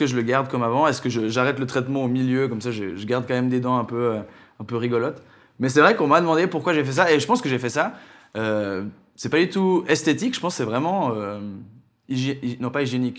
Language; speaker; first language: French; native; French